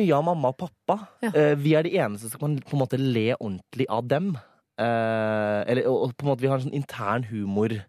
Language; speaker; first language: Norwegian; native; Norwegian